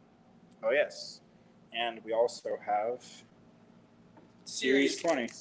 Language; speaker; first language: English; native; English